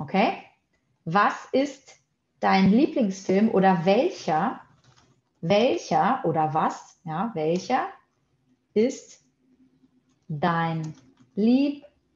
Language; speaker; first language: German; non-native, fluent; Portuguese